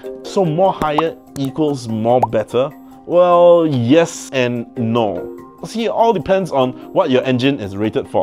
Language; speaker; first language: English; native; English